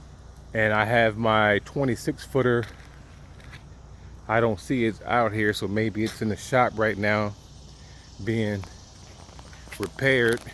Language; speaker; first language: English; native; English